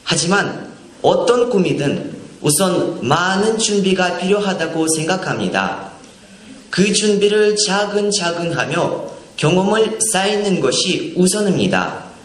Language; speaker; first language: Korean; non-native, learner; Russian